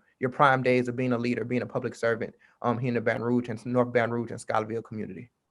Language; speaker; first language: English; native; English